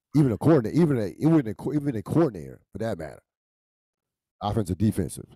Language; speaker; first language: English; native; English